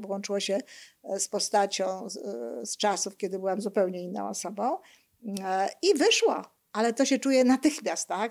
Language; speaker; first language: Polish; native; Polish